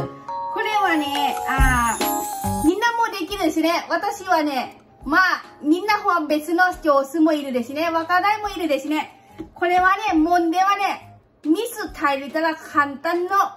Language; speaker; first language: Japanese; non-native, learner; Lao